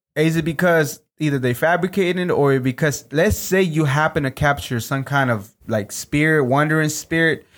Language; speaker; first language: English; early bilingual, other home language; Spanish